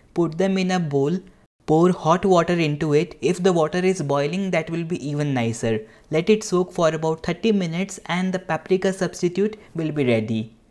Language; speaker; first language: English; non-native, local second language; Hindi